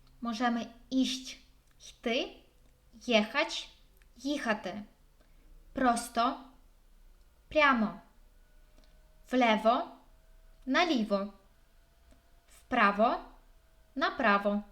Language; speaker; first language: Polish; non-native, fluent; Ukrainian